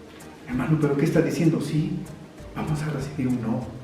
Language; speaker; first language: Spanish; native; Spanish